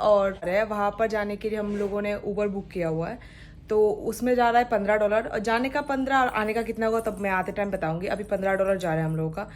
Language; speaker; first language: Hindi; non-native, local second language; Bangla